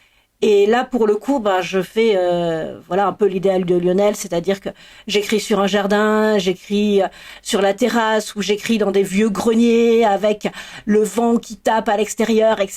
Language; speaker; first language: French; native; French